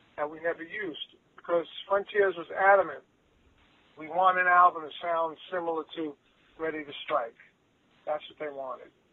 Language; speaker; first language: English; native; English